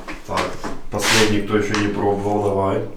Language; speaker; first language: Russian; native; Russian